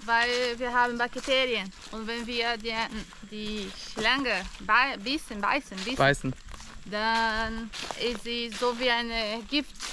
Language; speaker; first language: German; non-native, learner; Portuguese